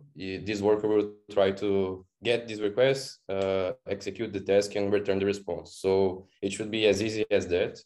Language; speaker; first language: English; non-native, fluent; Portuguese